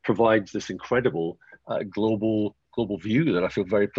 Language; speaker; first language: English; native; English